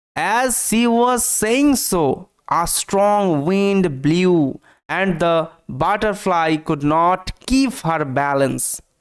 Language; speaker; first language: English; non-native, local second language; Bangla